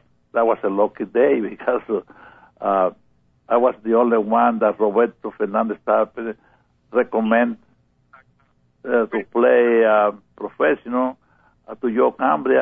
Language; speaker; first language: English; non-native, learner; Spanish